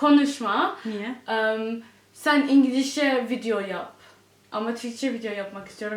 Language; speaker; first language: Turkish; early bilingual, heritage; English